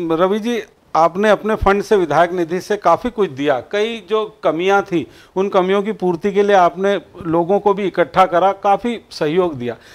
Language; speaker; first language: Hindi; native; Hindi